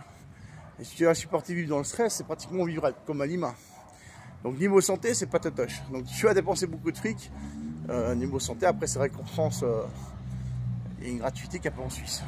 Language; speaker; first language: French; native; French